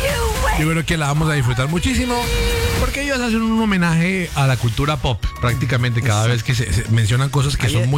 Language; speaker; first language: Spanish; native; Spanish